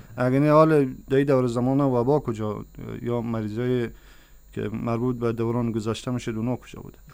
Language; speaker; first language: Persian; native; Persian